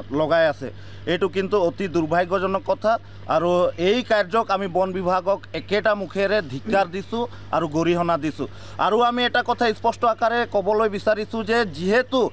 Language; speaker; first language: Assamese; native; Assamese